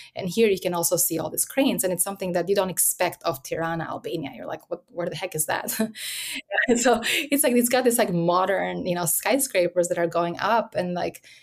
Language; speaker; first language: English; early bilingual, other home language; Albanian